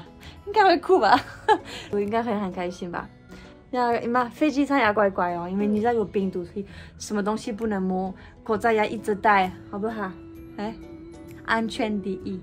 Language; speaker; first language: Chinese; non-native, fluent; French